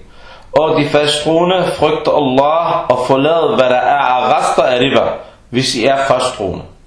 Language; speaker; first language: Danish; early bilingual, other home language; Arabic